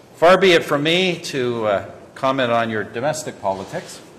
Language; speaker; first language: English; native; English